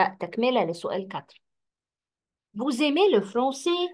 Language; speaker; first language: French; non-native, fluent; Arabic